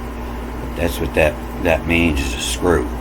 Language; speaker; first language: English; native; English